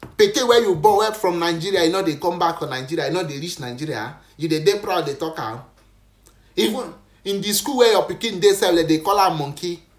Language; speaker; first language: Nigerian Pidgin; native; Nigerian Pidgin